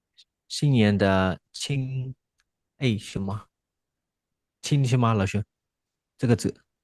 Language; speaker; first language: Chinese; non-native, learner; Khmer